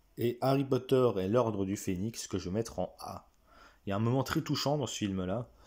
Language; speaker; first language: French; native; French